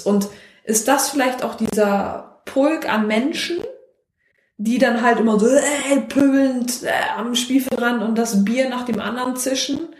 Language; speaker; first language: German; native; German